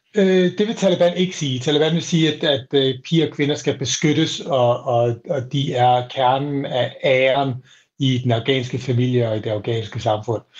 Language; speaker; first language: Danish; native; Danish